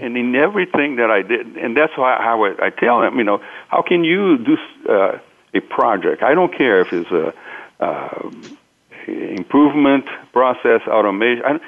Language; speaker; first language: English; non-native, fluent; Portuguese